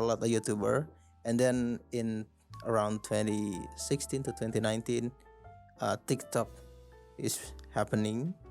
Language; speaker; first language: English; non-native, learner; Indonesian